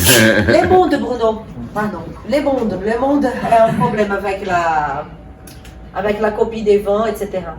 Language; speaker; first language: French; non-native, fluent; Portuguese